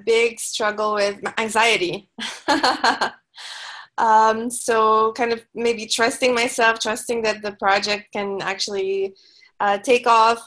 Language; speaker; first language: English; non-native, local second language; Filipino